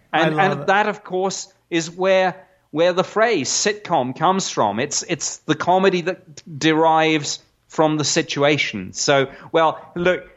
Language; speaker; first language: English; native; English